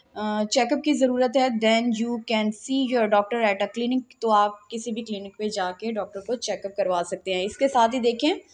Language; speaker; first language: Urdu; non-native, local second language; Punjabi